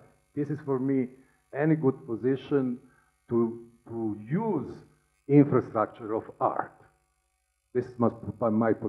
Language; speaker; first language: English; non-native, learner; Serbian